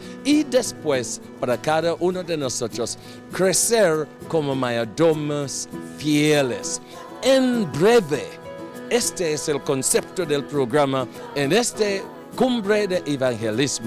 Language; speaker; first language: Spanish; non-native, fluent; English